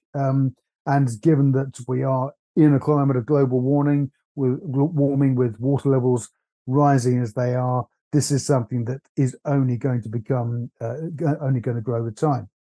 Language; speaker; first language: English; native; English